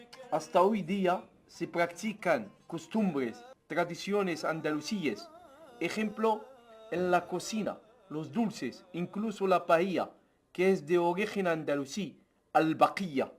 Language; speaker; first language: Spanish; non-native, fluent; Arabic